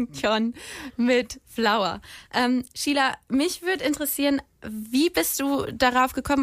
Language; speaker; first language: German; native; German